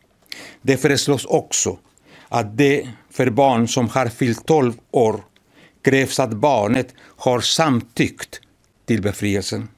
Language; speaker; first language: Swedish; non-native, fluent; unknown